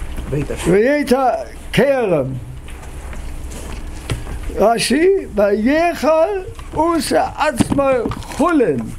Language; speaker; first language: Hebrew; non-native, fluent; English